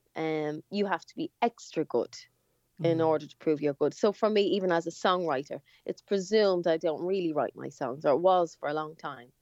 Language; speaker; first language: English; native; English